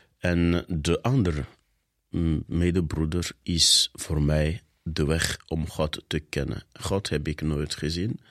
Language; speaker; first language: Dutch; non-native, fluent; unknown